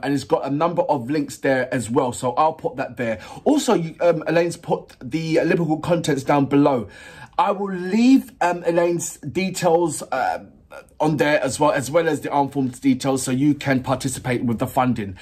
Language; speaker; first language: English; native; English